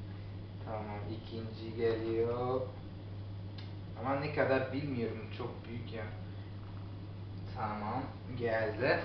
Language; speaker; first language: Turkish; non-native, learner; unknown